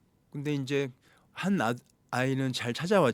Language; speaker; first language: Korean; native; Korean